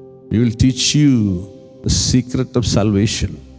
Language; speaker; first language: English; non-native, local second language; Malayalam